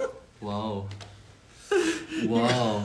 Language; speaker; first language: Korean; non-native, fluent; Chinese